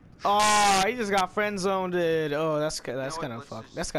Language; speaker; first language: English; native; English